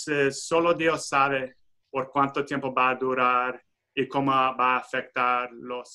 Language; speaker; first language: Spanish; non-native, fluent; English